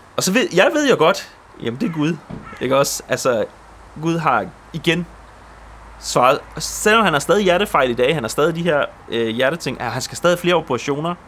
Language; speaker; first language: Danish; early bilingual, other home language; Polish